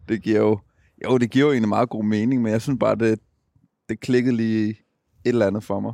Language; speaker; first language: Danish; native; Danish